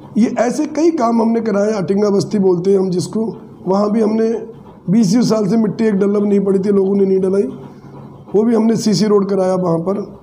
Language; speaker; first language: Hindi; native; Hindi